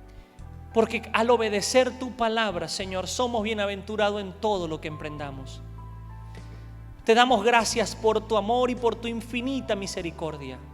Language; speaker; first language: Spanish; native; Spanish